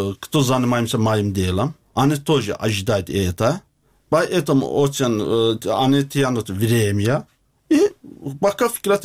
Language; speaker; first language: Russian; non-native, learner; Azerbaijani